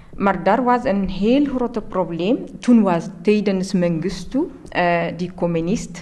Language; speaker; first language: Dutch; non-native, learner; Tigrinya